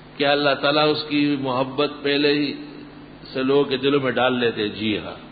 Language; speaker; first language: Urdu; non-native, local second language; Pashto